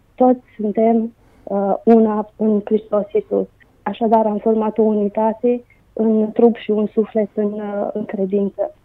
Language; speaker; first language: Romanian; native; Romanian